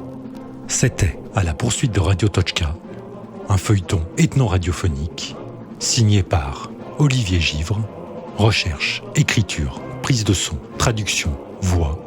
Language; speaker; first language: French; native; French